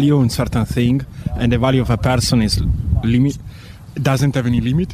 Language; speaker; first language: English; non-native, fluent; Italian